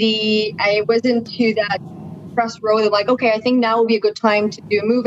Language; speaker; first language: English; non-native, fluent; French